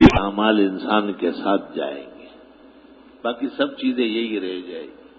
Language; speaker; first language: Urdu; non-native, local second language; Pashto